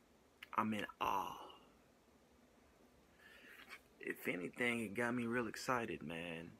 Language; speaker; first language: English; native; English